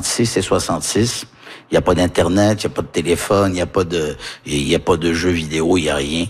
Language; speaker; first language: French; early bilingual, other home language; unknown